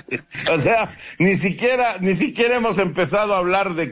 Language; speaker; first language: Spanish; native; Spanish